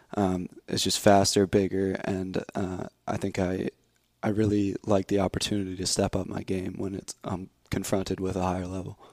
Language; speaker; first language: English; native; English